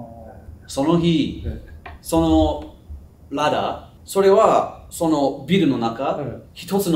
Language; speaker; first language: Japanese; non-native, learner; English